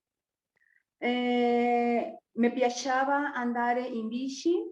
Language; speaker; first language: Italian; non-native, learner; Spanish